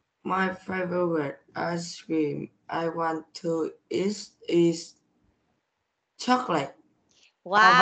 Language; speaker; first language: English; non-native, learner; Vietnamese